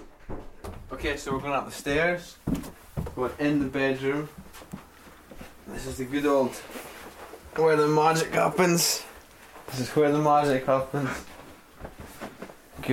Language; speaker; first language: English; native; English